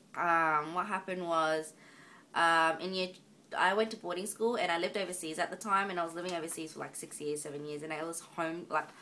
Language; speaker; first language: English; native; English